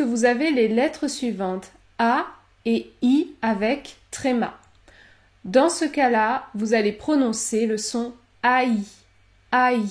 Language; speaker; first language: French; native; French